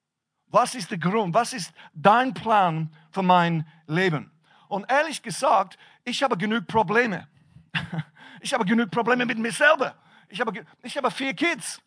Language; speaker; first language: German; non-native, fluent; English